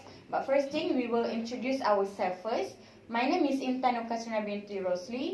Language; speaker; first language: English; non-native, learner; Malay